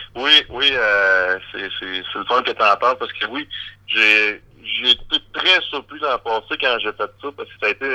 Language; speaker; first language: French; native; French